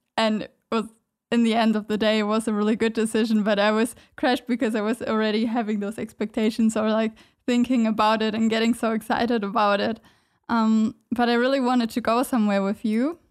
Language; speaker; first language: English; non-native, fluent; German